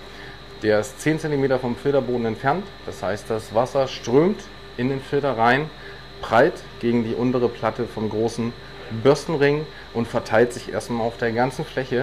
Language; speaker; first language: German; native; German